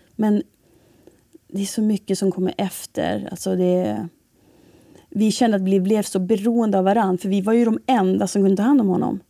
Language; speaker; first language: Swedish; native; Swedish